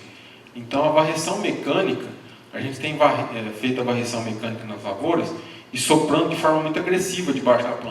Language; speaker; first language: Portuguese; native; Portuguese